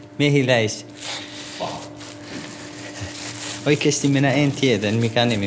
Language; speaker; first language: Finnish; non-native, learner; Kurdish